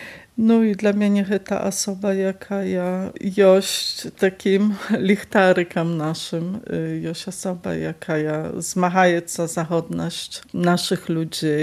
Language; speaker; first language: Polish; non-native, local second language; Belarusian